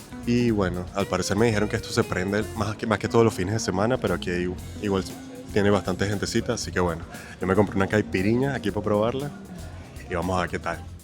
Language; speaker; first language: Spanish; native; Spanish